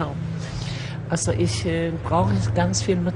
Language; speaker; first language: German; non-native, fluent; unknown